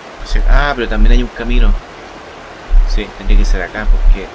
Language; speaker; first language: Spanish; native; Spanish